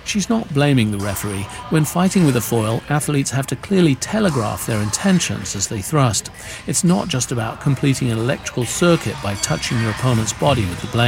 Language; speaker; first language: English; native; English